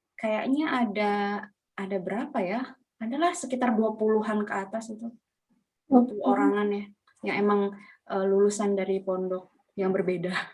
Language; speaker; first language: Indonesian; native; Indonesian